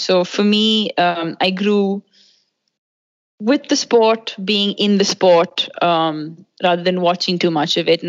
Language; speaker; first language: English; non-native, local second language; Hindi